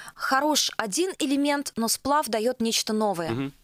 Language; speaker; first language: Russian; native; Russian